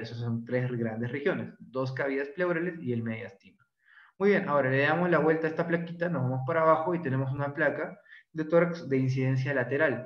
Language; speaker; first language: Spanish; native; Spanish